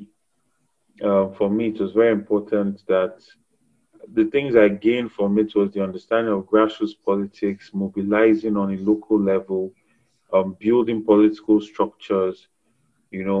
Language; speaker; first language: English; non-native, local second language; Yoruba